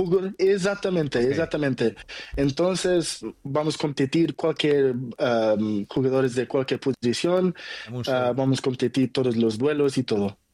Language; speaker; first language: Spanish; non-native, learner; Portuguese